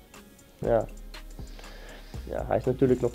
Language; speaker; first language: Dutch; non-native, fluent; Danish